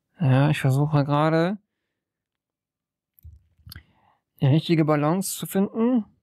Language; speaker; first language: German; native; German